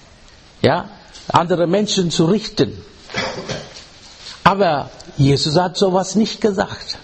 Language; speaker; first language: German; non-native, fluent; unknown